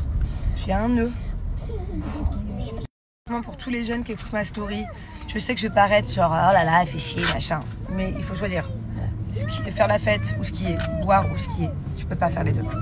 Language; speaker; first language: French; native; French